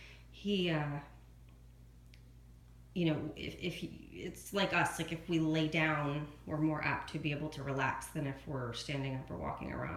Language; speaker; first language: English; native; English